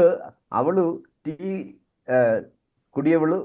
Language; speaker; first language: Kannada; non-native, learner; Hindi